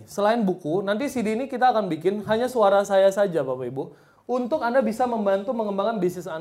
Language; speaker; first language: Indonesian; native; Indonesian